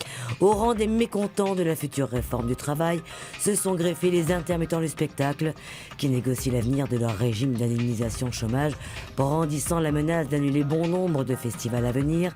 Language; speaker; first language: French; native; French